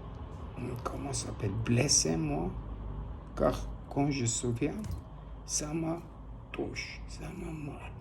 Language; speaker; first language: French; non-native, learner; Armenian